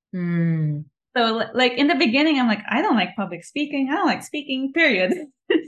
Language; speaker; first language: English; non-native, local second language; Filipino